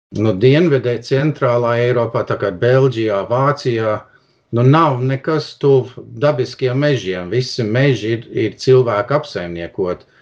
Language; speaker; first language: Latvian; early bilingual, heritage; Latvian